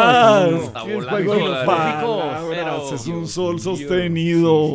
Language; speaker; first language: Spanish; native; Spanish